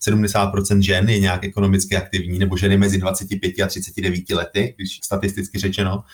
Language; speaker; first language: Czech; native; Czech